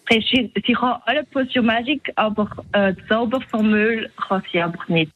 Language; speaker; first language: German; non-native, local second language; French